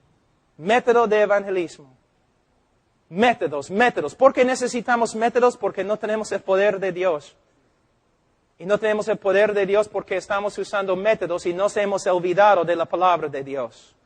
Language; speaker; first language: Spanish; non-native, fluent; English